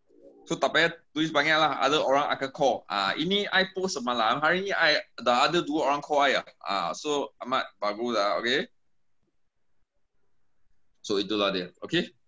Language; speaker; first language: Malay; non-native, local second language; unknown